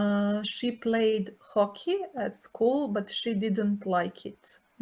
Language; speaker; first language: English; non-native, learner; Serbian